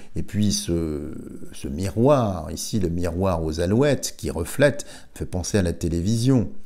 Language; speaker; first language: French; native; French